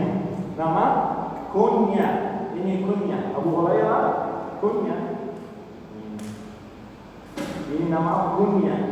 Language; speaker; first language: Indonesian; non-native, learner; Arabic